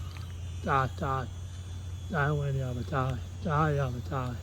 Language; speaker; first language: Arabic; native; Arabic